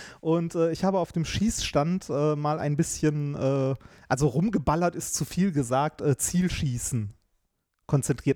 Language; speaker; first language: German; native; German